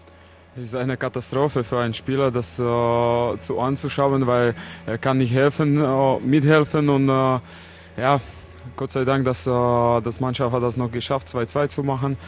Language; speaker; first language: German; non-native, fluent; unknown